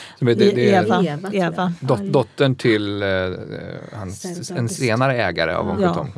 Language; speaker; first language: Swedish; native; Swedish